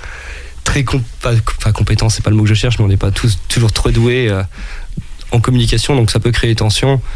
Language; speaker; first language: French; native; French